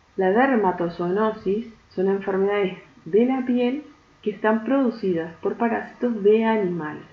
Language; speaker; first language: Spanish; native; Spanish